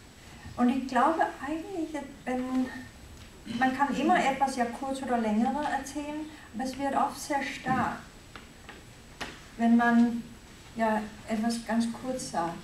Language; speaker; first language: German; non-native, fluent; Danish